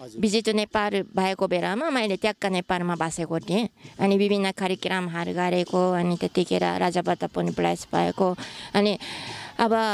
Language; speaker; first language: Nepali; non-native, fluent; Japanese